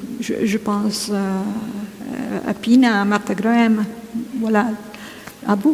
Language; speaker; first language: French; non-native, fluent; Italian